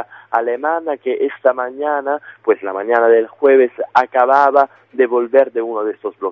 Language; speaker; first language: Spanish; native; Spanish